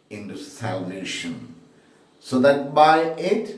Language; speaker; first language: English; non-native, local second language; Malayalam